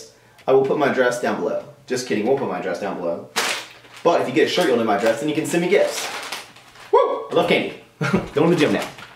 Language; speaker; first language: English; native; English